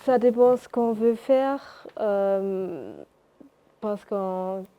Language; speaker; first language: French; non-native, local second language; Luxembourgish